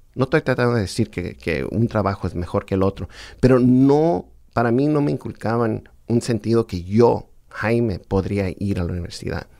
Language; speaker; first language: Spanish; early bilingual, heritage; Spanish